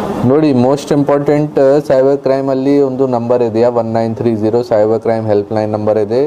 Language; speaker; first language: Kannada; non-native, local second language; Hindi